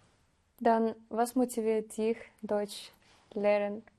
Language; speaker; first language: German; non-native, learner; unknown